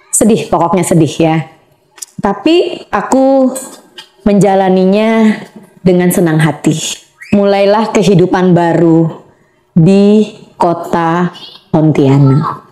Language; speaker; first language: Indonesian; native; Indonesian